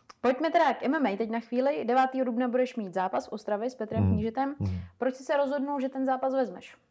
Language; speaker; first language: Czech; native; Czech